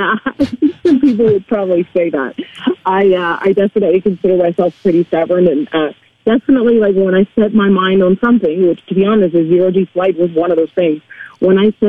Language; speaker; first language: English; non-native, fluent; Spanish